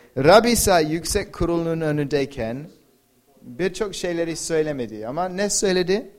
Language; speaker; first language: Turkish; non-native, fluent; English